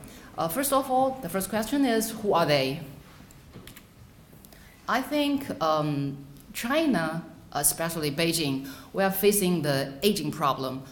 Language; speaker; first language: English; non-native, fluent; Chinese